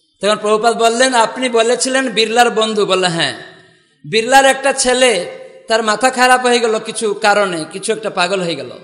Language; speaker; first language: Bangla; non-native, fluent; Odia